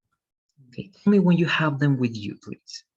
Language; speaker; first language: English; non-native, fluent; Spanish